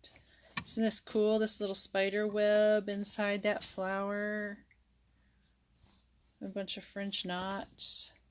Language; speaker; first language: English; native; English